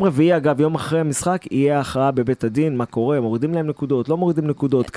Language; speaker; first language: Hebrew; native; Hebrew